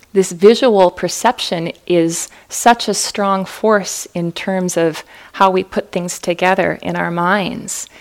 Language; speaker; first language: English; native; English